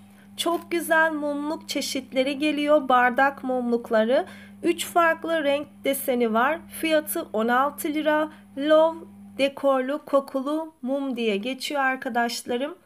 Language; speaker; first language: Turkish; native; Turkish